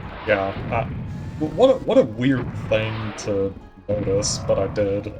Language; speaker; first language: English; native; English